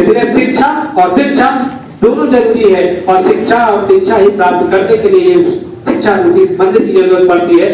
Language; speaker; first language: Hindi; native; Hindi